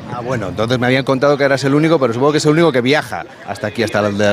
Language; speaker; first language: Spanish; native; Spanish